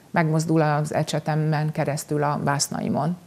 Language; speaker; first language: Hungarian; native; Hungarian